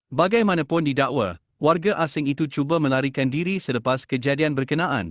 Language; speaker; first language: Malay; native; Malay